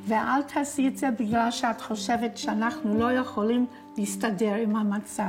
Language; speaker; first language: Hebrew; non-native, fluent; English